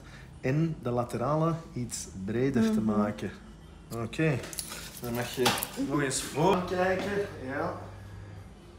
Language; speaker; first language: Dutch; native; Dutch